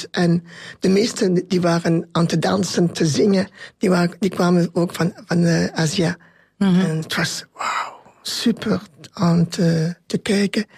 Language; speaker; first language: Dutch; non-native, local second language; French